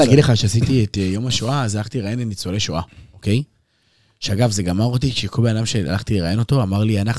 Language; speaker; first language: Hebrew; native; Hebrew